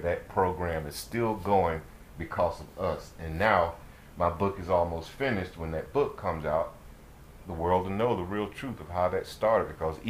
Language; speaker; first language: English; native; English